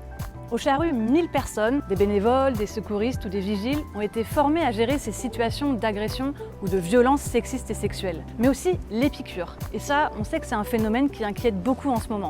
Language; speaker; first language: French; native; French